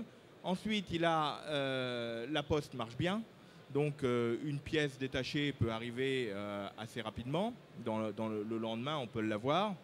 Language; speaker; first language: French; native; French